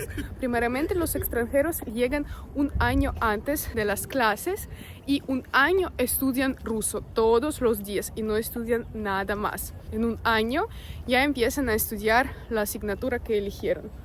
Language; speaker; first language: Spanish; non-native, fluent; Russian